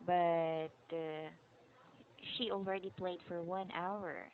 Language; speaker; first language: English; non-native, fluent; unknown